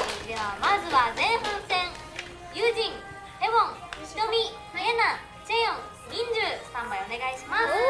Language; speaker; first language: Japanese; native; Japanese